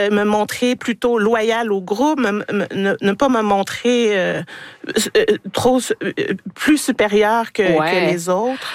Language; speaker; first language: French; native; French